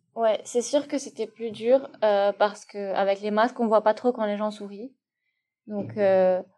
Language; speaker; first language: French; non-native, local second language; Arabic